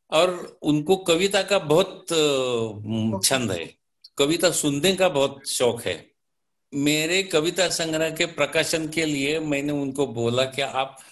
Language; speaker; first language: Hindi; non-native, local second language; Marathi